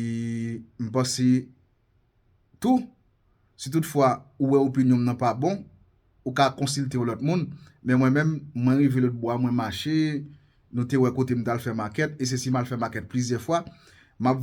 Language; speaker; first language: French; non-native, local second language; Haitian Creole